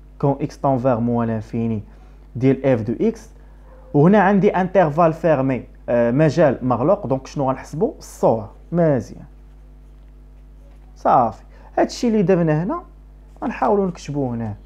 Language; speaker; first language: Arabic; native; Arabic